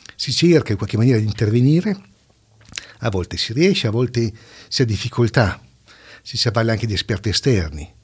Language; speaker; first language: Italian; native; Italian